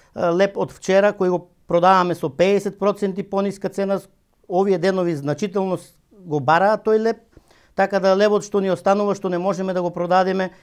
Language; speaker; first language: Macedonian; native; Macedonian